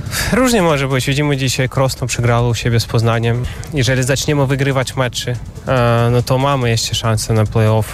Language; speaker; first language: Polish; non-native, fluent; Russian